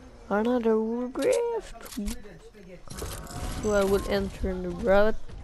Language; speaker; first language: English; non-native, learner; French